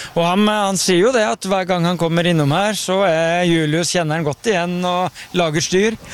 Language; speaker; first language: Norwegian; native; Norwegian